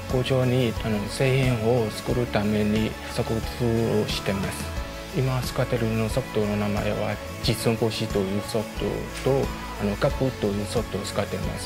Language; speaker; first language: Japanese; non-native, fluent; Burmese